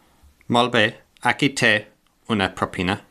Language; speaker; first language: Catalan; non-native, learner; English